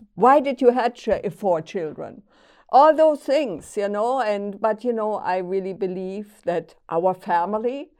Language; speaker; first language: English; non-native, fluent; German